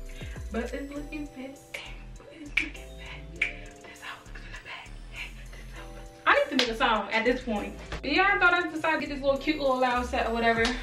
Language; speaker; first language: English; native; English